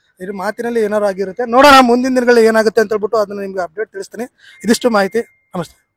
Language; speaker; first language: Kannada; native; Kannada